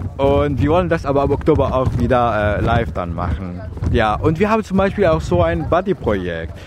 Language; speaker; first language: German; non-native, fluent; Arabic